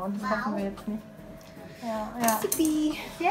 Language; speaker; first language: German; native; German